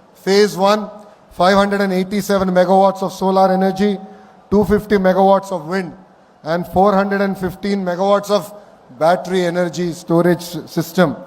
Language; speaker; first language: English; non-native, local second language; Telugu